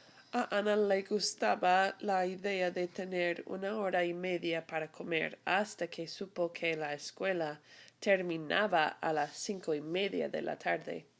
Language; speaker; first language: Spanish; non-native, fluent; English